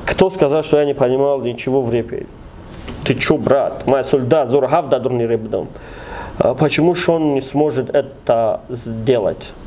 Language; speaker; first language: Russian; non-native, local second language; Tajik